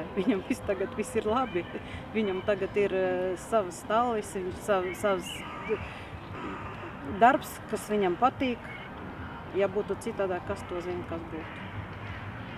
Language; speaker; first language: Latvian; non-native, local second language; Russian